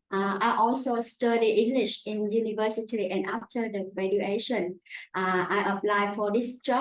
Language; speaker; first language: English; non-native, local second language; Vietnamese